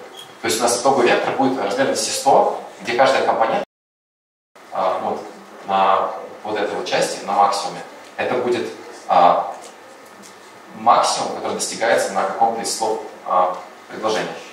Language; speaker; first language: Russian; native; Russian